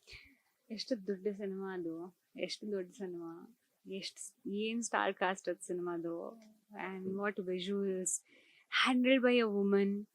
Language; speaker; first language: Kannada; non-native, local second language; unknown